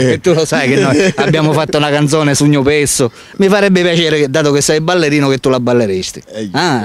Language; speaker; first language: Italian; native; Italian